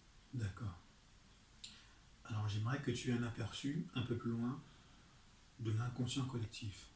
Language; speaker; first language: French; native; French